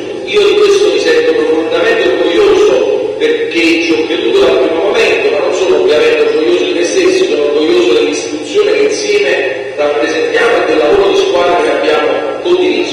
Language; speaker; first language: Italian; native; Italian